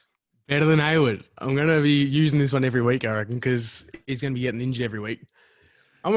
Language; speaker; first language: English; native; English